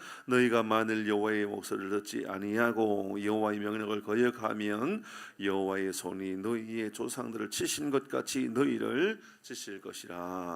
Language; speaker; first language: Korean; native; Korean